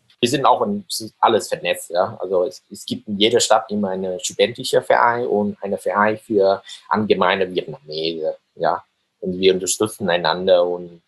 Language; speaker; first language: German; non-native, fluent; Vietnamese